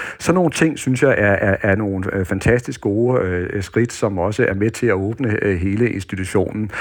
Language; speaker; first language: Danish; native; Danish